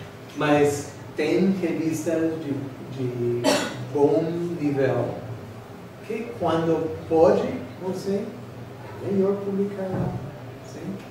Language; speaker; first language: Portuguese; non-native, fluent; English